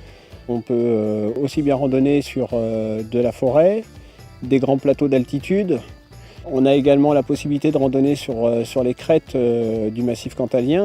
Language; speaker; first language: French; native; French